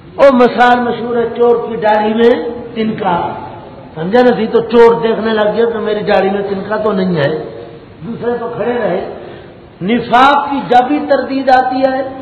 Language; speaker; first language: Urdu; non-native, local second language; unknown